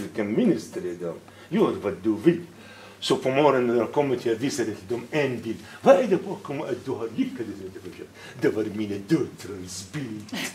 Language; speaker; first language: Swedish; non-native, fluent; Arabic